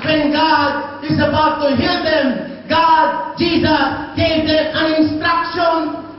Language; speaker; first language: English; non-native, local second language; Filipino